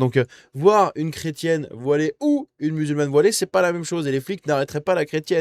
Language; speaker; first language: French; native; French